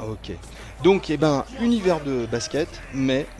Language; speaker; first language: French; native; French